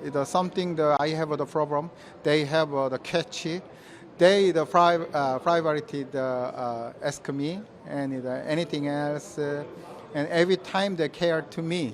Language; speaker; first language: English; non-native, learner; Korean